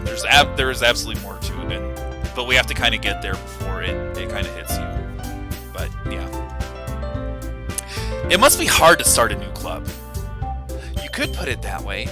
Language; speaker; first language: English; native; English